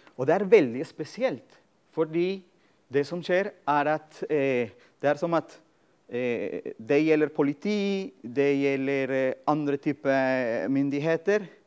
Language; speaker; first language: Norwegian; non-native, fluent; Spanish